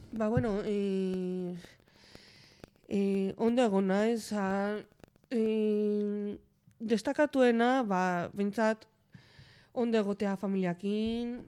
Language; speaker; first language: Basque; non-native, local second language; Spanish